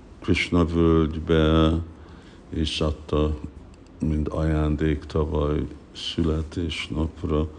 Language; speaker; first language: Hungarian; early bilingual, heritage; Hungarian